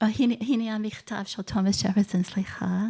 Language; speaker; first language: Hebrew; non-native, fluent; English